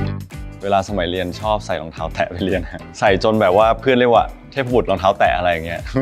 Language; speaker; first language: Thai; native; Thai